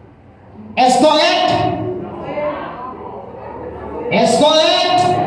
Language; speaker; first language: French; non-native, local second language; Haitian Creole